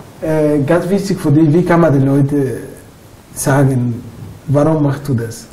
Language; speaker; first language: German; non-native, fluent; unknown